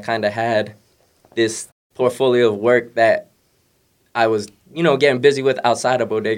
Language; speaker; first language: English; native; English